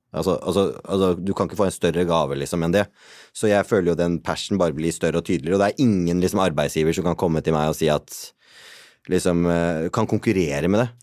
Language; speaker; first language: Norwegian; early bilingual, other home language; Punjabi